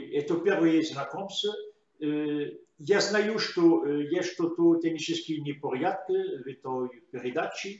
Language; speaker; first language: Russian; non-native, learner; French